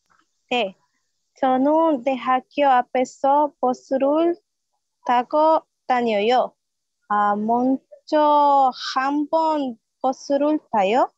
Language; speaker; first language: Korean; non-native, learner; Spanish